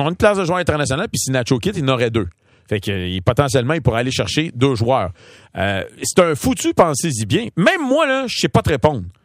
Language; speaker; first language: French; native; French